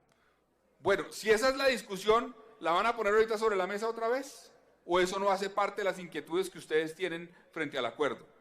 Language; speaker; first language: Spanish; native; Spanish